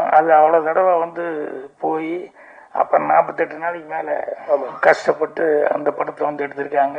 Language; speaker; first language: Tamil; native; Tamil